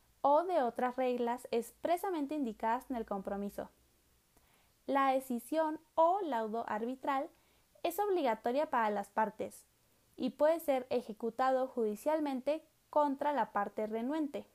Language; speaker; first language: Spanish; native; Spanish